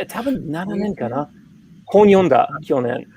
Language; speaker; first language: Japanese; non-native, learner; English